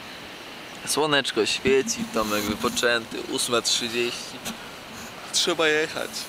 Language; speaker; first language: Polish; native; Polish